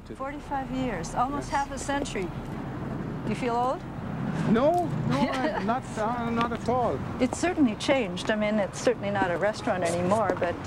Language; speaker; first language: English; native; English